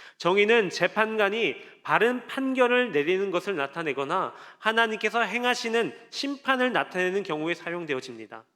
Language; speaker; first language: Korean; native; Korean